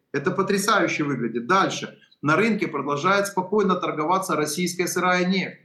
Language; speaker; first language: Russian; non-native, local second language; Ukrainian